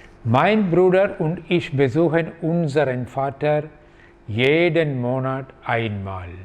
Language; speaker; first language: German; non-native, fluent; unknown